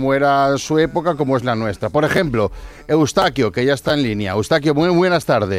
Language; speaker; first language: Spanish; native; Spanish